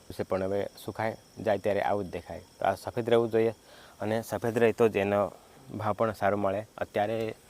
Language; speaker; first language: Gujarati; non-native, local second language; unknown